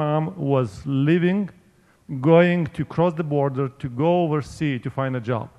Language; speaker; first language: English; non-native, fluent; Romanian